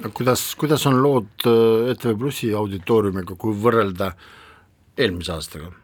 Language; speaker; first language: Estonian; non-native, local second language; Russian